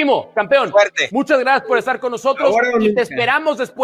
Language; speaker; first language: Spanish; native; Spanish